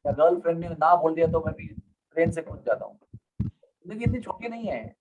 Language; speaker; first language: Hindi; non-native, local second language; Marathi